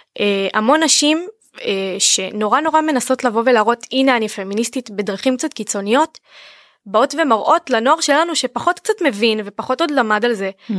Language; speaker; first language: Hebrew; native; Hebrew